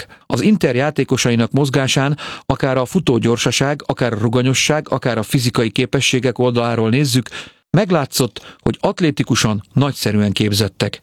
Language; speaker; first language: Hungarian; native; Hungarian